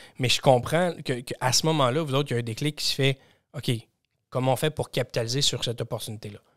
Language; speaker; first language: French; native; French